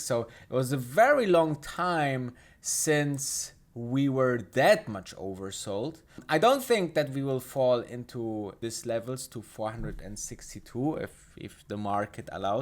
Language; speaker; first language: English; non-native, fluent; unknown